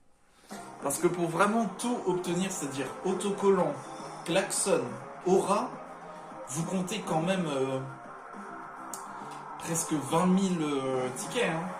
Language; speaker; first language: French; native; French